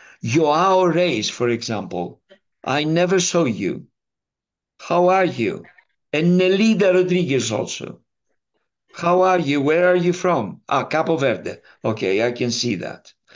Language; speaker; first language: English; non-native, fluent; Greek